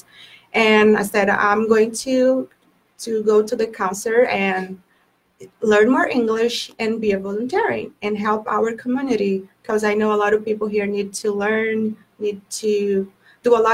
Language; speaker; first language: English; non-native, learner; Portuguese